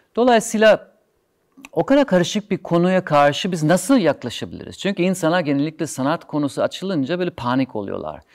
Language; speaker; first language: Turkish; non-native, fluent; German